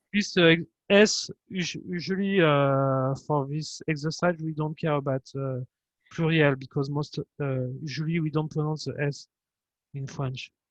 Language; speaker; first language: English; non-native, fluent; French